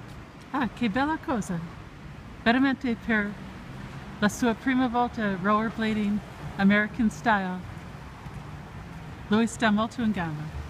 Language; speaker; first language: Italian; non-native, learner; English